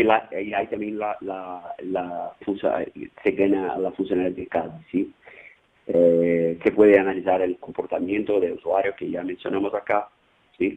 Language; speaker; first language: Spanish; non-native, fluent; Portuguese